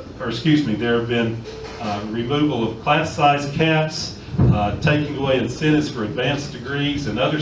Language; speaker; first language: English; native; English